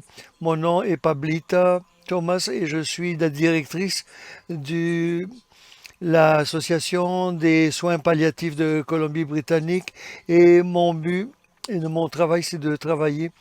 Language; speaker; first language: French; non-native, fluent; English